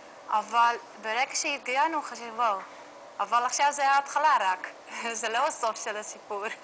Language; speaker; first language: Hebrew; non-native, learner; Dutch